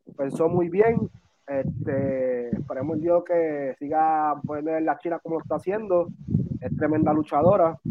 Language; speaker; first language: Spanish; native; Spanish